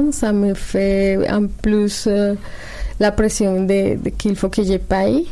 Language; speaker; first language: French; non-native, learner; Spanish